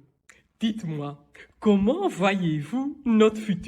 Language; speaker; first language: French; native; French